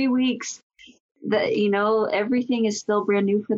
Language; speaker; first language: English; native; English